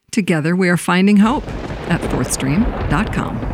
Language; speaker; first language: English; native; English